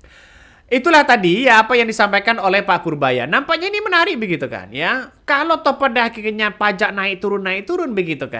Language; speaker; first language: Indonesian; native; Indonesian